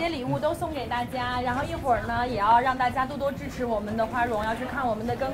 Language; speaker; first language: Chinese; native; Chinese